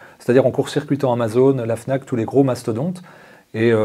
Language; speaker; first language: French; native; French